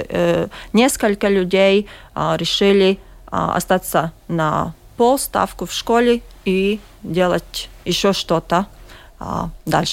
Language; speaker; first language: Russian; non-native, local second language; Latvian